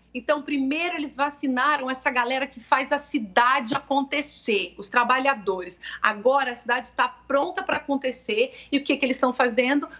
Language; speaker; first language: Portuguese; native; Portuguese